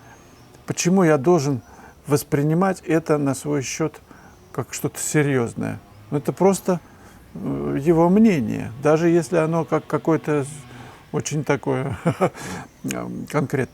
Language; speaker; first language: Russian; native; Russian